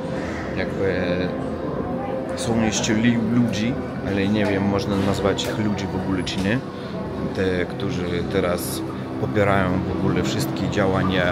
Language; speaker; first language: Polish; non-native, learner; Russian